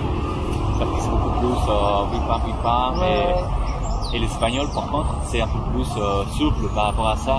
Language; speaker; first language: French; non-native, fluent; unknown